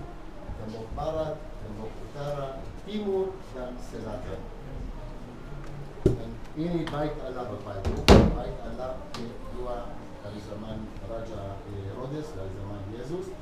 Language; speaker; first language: Indonesian; non-native, fluent; Hebrew